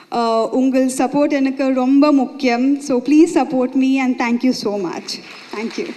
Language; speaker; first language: Tamil; non-native, learner; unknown